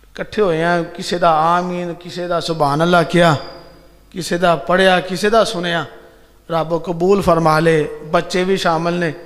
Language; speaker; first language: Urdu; non-native, local second language; Punjabi